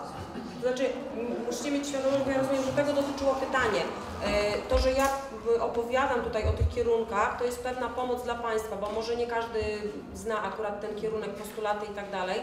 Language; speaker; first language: Polish; native; Polish